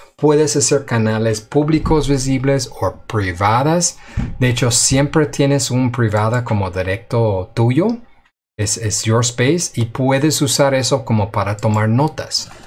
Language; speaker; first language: Spanish; non-native, fluent; English